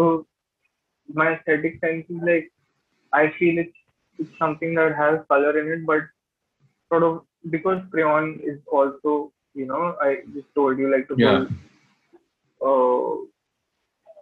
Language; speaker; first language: English; non-native, local second language; Hindi